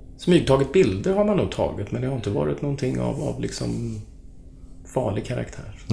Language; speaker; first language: Swedish; native; Swedish